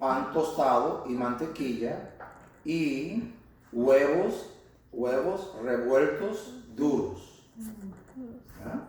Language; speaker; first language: Spanish; non-native, learner; English